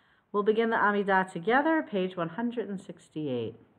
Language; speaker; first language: English; native; English